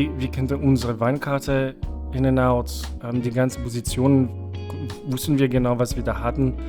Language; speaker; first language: German; non-native, fluent; French